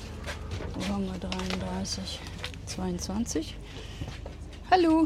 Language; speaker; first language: German; native; German